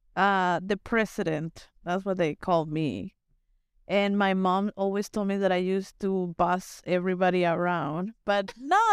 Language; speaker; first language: English; non-native, fluent; Spanish